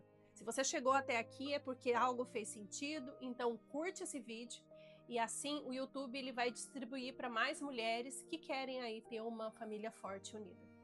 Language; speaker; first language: Portuguese; native; Portuguese